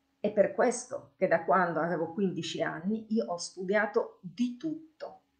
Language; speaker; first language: Italian; non-native, fluent; Polish